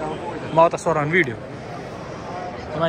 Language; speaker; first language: Finnish; non-native, local second language; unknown